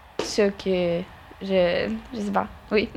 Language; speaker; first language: French; non-native, learner; Norwegian